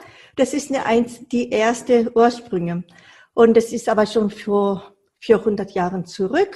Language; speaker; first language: German; non-native, fluent; Japanese